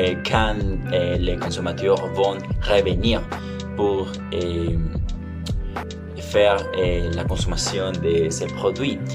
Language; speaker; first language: French; non-native, learner; Spanish